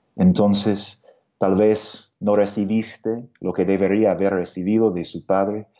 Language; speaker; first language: Spanish; non-native, fluent; English